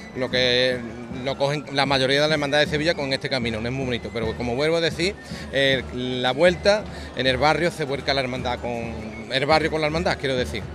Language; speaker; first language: Spanish; native; Spanish